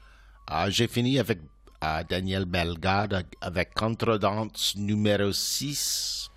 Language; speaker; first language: French; non-native, local second language; English